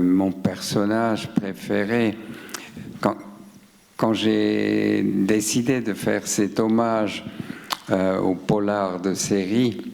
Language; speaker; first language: French; non-native, local second language; German